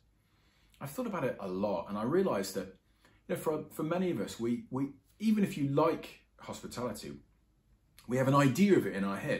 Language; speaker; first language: English; native; English